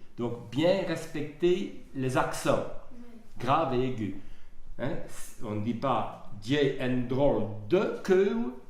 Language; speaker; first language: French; non-native, local second language; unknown